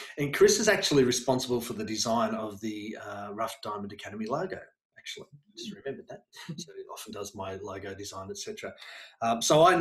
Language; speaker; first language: English; native; English